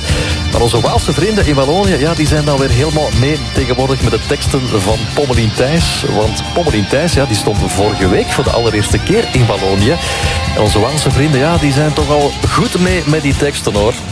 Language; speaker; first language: Dutch; native; Dutch